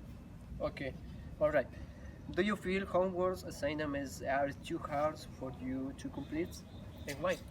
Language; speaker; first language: English; non-native, learner; Spanish